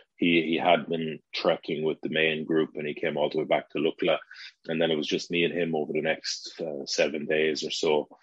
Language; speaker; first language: English; native; English